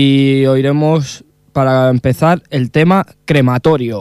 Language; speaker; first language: Spanish; native; Spanish